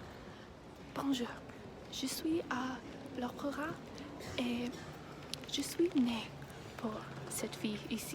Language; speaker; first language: French; non-native, learner; English